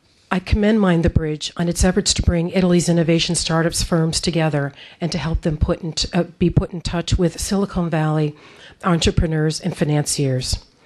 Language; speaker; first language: English; native; English